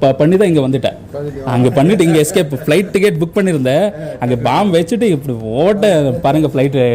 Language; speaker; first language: Tamil; non-native, learner; Kannada